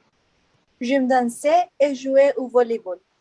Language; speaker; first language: French; non-native, learner; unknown